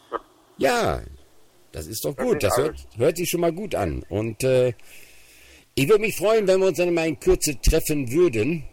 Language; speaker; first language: German; native; German